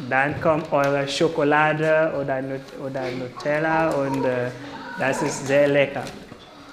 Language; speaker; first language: German; non-native, learner; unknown